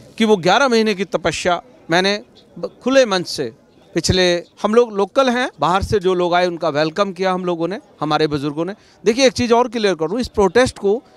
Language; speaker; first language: Hindi; native; Hindi